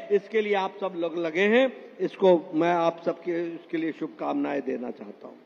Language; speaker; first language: Hindi; native; Hindi